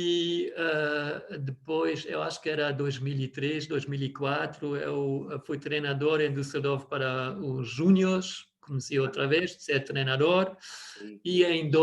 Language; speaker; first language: Portuguese; non-native, fluent; German